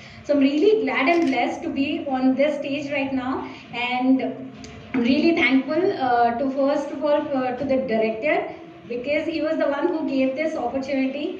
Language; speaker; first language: English; non-native, local second language; Telugu